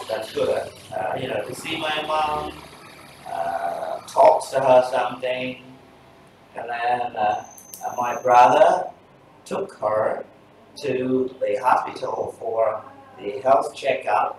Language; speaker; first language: English; non-native, fluent; Vietnamese